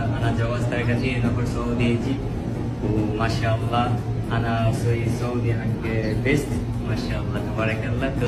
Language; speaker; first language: Arabic; non-native, learner; Bangla